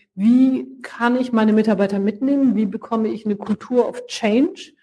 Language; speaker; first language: German; native; German